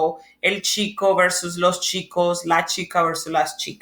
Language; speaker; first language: Spanish; non-native, fluent; English